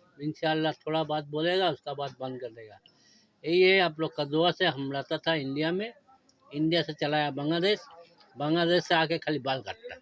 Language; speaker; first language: Hindi; non-native, local second language; Bangla